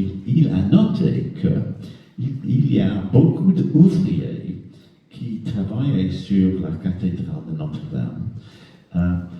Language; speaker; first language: French; non-native, fluent; English